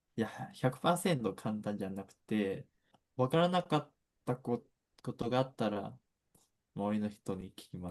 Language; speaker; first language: Japanese; non-native, fluent; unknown